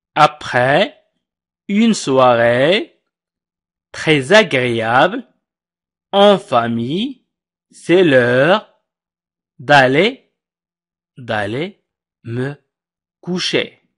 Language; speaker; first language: French; non-native, fluent; Arabic